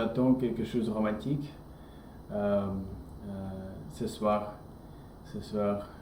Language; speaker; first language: French; non-native, learner; English